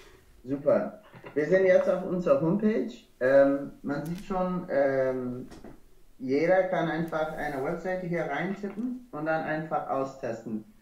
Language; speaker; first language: German; non-native, learner; English